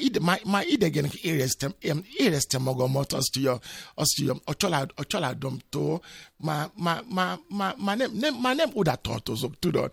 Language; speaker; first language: Hungarian; non-native, fluent; Yoruba